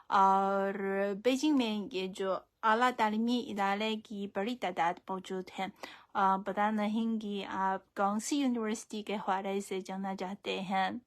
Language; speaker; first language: Hindi; non-native, fluent; Chinese